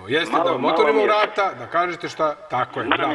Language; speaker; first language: Croatian; native; Croatian